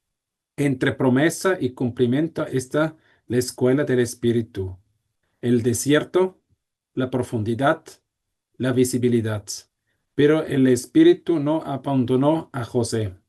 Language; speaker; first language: Spanish; non-native, fluent; German